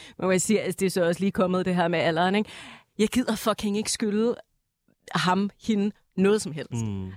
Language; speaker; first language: Danish; native; Danish